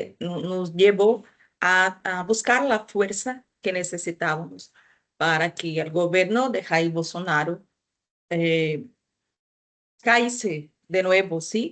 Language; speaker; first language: Spanish; non-native, fluent; Portuguese